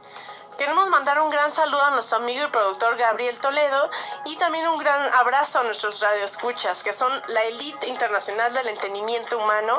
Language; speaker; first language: Spanish; native; Spanish